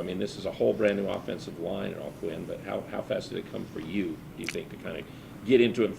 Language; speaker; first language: English; native; English